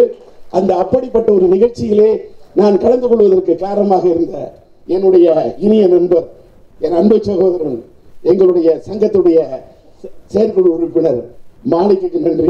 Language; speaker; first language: Tamil; native; Tamil